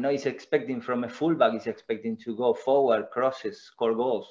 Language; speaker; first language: English; non-native, fluent; Spanish